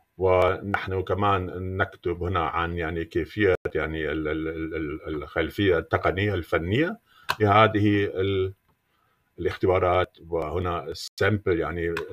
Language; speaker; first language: Arabic; non-native, fluent; German